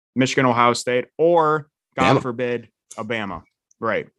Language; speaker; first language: English; native; English